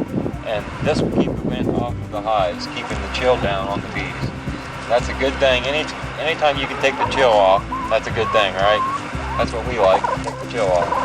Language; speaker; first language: English; native; English